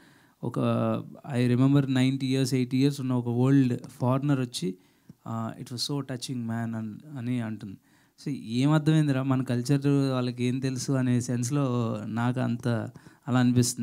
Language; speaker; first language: Telugu; native; Telugu